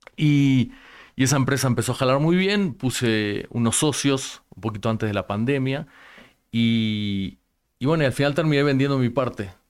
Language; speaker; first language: Spanish; native; Spanish